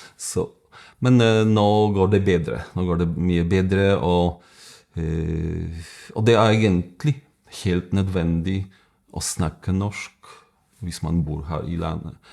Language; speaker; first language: Norwegian; non-native, fluent; Polish